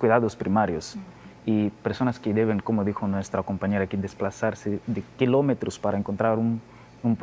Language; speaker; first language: Spanish; non-native, learner; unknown